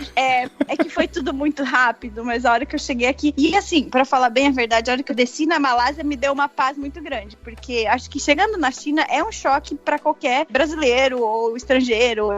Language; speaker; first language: Portuguese; native; Portuguese